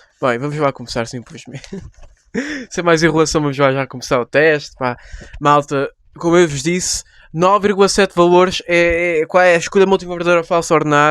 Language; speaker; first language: Portuguese; native; Portuguese